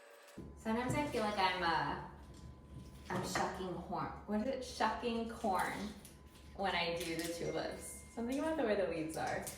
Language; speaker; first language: English; native; English